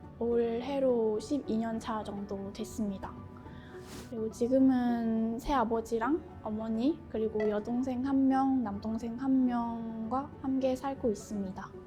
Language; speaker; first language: Korean; early bilingual, other home language; Lao